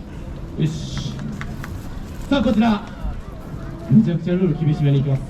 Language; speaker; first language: Japanese; native; Japanese